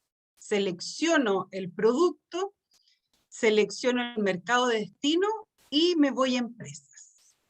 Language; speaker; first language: Spanish; native; Spanish